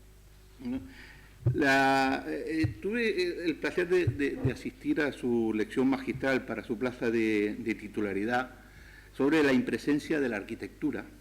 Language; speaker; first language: Spanish; native; Spanish